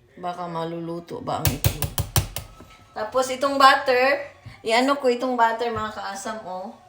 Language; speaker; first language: Filipino; non-native, local second language; Cebuano